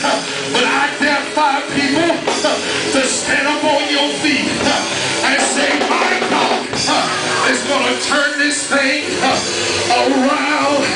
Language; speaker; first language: English; native; English